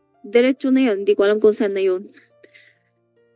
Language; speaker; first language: Filipino; non-native, learner; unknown